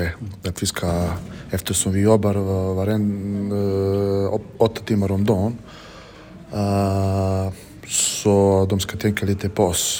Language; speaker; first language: Swedish; non-native, fluent; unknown